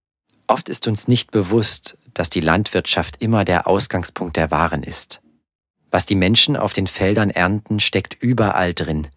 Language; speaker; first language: German; native; German